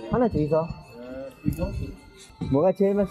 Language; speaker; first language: Korean; non-native, fluent; Spanish